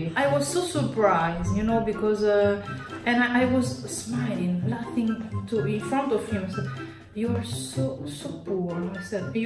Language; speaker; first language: English; non-native, fluent; Italian